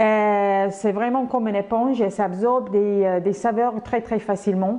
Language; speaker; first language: French; non-native, fluent; English